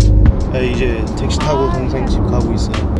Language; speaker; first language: Korean; non-native, fluent; English